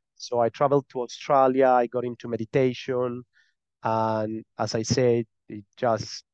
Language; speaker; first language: English; non-native, fluent; Spanish